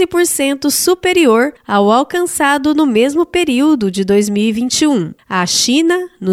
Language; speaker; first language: Portuguese; native; Portuguese